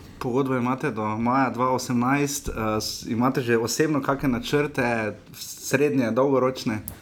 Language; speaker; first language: Slovenian; native; Slovenian